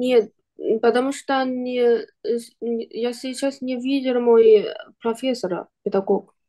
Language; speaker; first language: Russian; non-native, learner; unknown